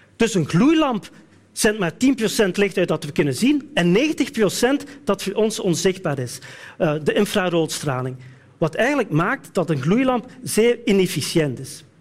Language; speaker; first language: Dutch; native; Dutch